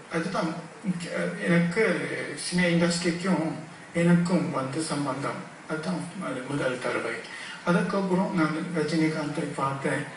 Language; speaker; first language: Tamil; non-native, fluent; Japanese